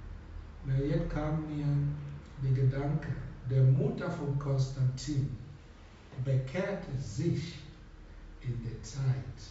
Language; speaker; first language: German; non-native, fluent; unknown